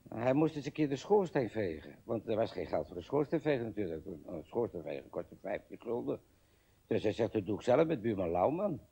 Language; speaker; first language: Dutch; native; Dutch